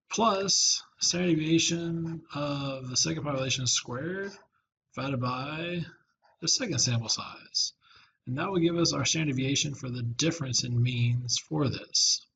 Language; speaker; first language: English; native; English